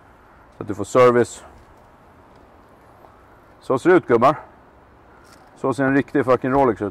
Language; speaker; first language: Swedish; native; Swedish